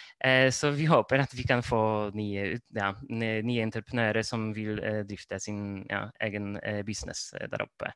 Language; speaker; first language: Norwegian; non-native, fluent; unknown